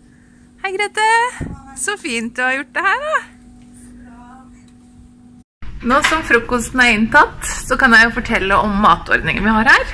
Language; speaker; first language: Norwegian; native; Norwegian